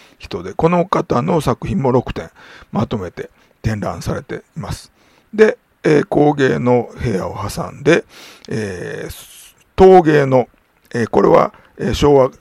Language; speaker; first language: Japanese; native; Japanese